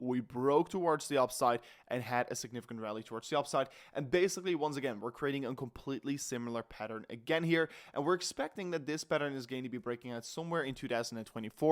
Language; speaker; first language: English; non-native, fluent; Dutch